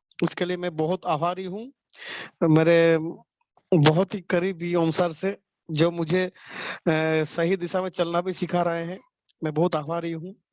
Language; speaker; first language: Hindi; non-native, local second language; Bangla